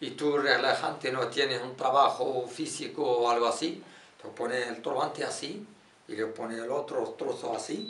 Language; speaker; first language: Spanish; non-native, learner; Arabic